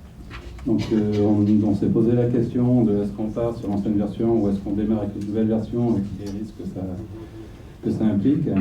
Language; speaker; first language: French; native; French